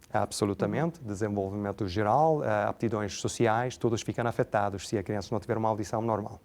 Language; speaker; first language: Portuguese; non-native, fluent; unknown